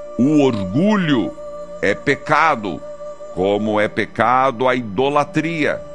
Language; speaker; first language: Portuguese; native; Portuguese